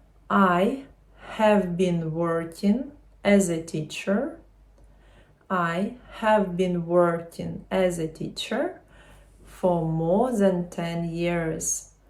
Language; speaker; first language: English; non-native, fluent; Ukrainian